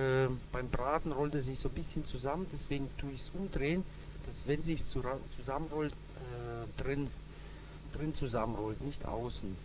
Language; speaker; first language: German; native; German